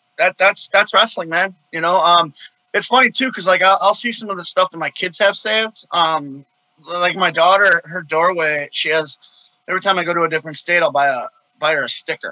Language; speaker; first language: English; native; English